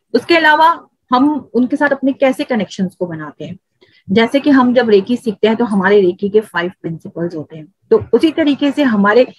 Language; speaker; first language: Hindi; native; Hindi